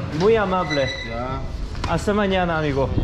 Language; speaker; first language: Spanish; non-native, learner; Korean